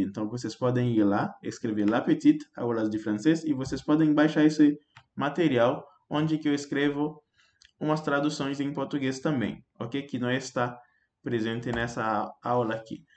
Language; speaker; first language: Portuguese; non-native, fluent; French